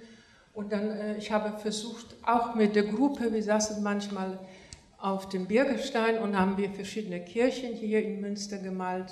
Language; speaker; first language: German; non-native, fluent; Polish